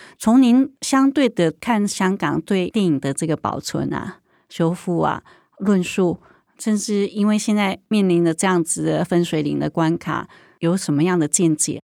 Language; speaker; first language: Chinese; native; Chinese